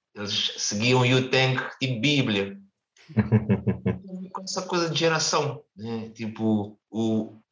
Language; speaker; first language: Portuguese; non-native, local second language; Kabuverdianu